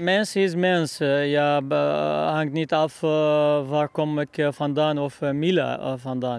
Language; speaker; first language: Dutch; non-native, learner; Arabic